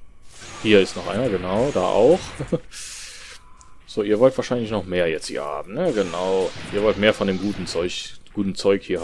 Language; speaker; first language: German; native; German